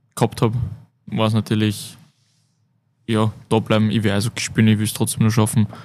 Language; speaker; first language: German; native; German